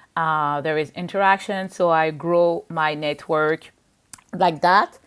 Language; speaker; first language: English; non-native, fluent; French